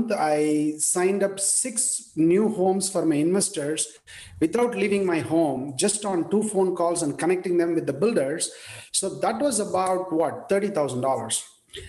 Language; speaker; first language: English; non-native, local second language; Tamil